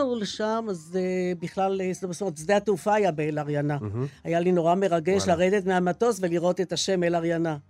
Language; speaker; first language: Hebrew; early bilingual, other home language; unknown